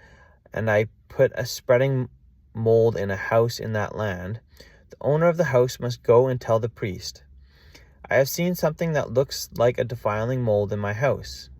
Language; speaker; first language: English; native; English